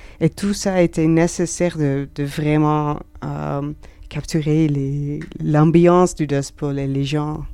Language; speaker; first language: French; non-native, learner; Dutch